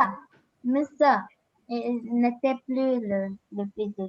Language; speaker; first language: French; non-native, learner; Arabic